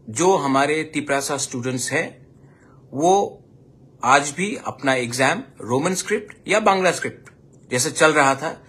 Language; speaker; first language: Hindi; non-native, local second language; Kok Borok